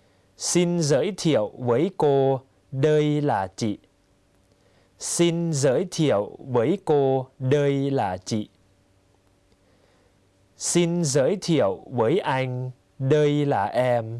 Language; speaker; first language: Vietnamese; non-native, fluent; Thai